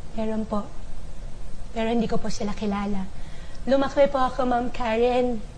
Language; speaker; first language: Filipino; non-native, local second language; Chinese